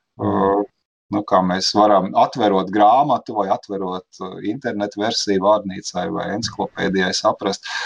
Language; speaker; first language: Latvian; native; Latvian